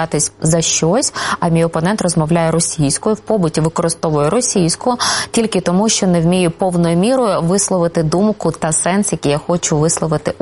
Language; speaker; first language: Ukrainian; non-native, local second language; Russian